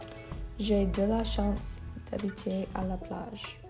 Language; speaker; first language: French; non-native, learner; English